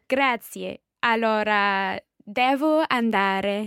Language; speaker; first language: Italian; non-native, learner; English